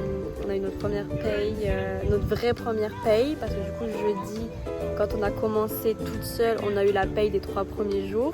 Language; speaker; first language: French; native; French